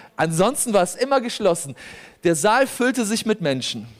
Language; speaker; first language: German; early bilingual, other home language; Polish